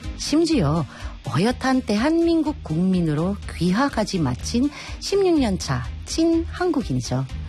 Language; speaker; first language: Korean; non-native, fluent; Filipino